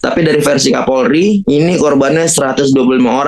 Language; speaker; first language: Indonesian; native; Indonesian